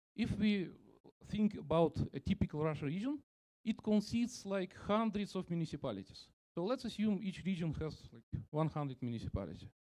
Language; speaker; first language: English; non-native, fluent; Russian